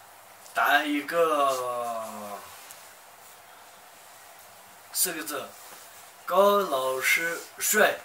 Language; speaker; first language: Chinese; non-native, local second language; Tibetan